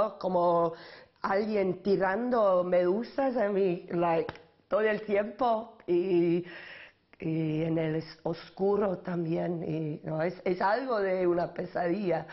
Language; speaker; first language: Spanish; non-native, learner; English